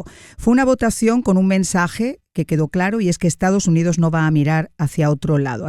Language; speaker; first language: Spanish; native; Spanish